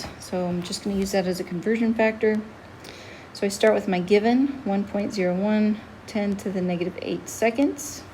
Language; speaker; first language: English; native; English